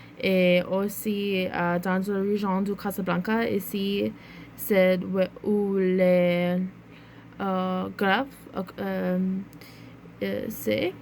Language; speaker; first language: French; non-native, learner; English